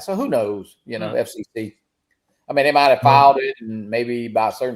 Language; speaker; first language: English; native; English